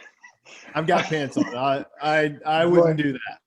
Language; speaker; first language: English; native; English